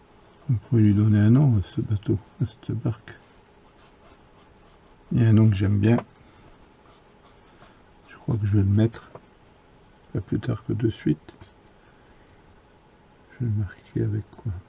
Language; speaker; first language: French; native; French